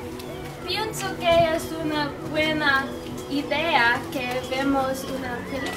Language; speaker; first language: Spanish; non-native, learner; English